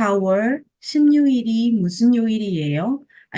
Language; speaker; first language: Korean; non-native, fluent; Burmese